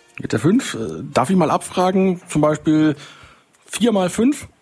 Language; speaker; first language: German; native; German